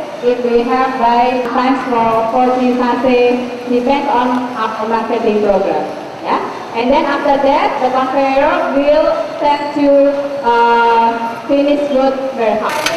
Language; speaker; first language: English; non-native, local second language; Indonesian